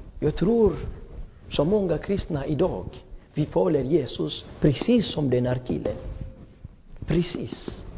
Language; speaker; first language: Swedish; non-native, fluent; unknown